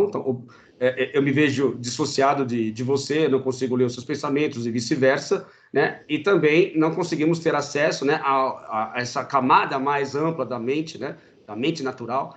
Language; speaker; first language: Portuguese; native; Portuguese